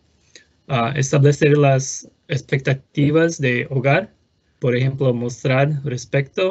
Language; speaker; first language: Spanish; non-native, fluent; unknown